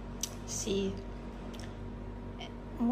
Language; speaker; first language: Spanish; non-native, learner; Filipino